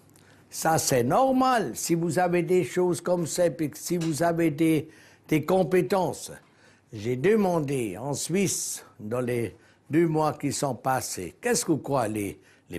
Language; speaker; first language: French; non-native, local second language; German